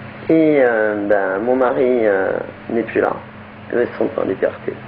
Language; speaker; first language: French; native; French